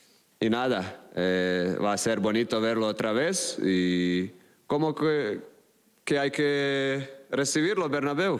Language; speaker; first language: Spanish; non-native, fluent; Croatian